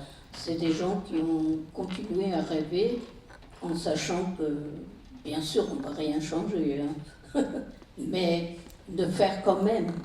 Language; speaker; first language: French; non-native, fluent; German